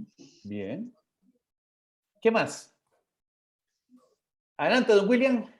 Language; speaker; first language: Spanish; native; Spanish